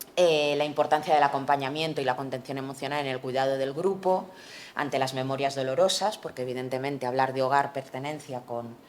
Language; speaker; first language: Spanish; native; Spanish